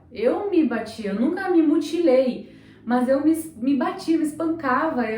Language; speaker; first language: Portuguese; native; Portuguese